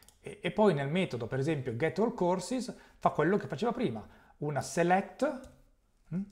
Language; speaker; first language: Italian; native; Italian